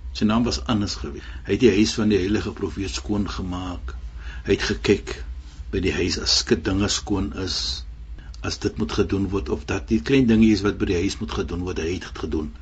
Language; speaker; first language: Afrikaans; non-native, fluent; Arabic